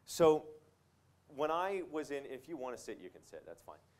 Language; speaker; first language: English; native; English